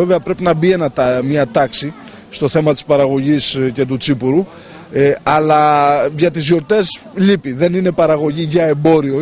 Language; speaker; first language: Greek; native; Greek